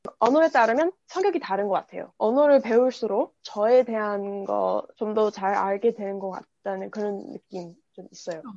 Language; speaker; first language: Korean; non-native, fluent; English